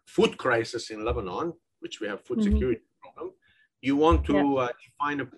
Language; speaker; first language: English; non-native, fluent; Persian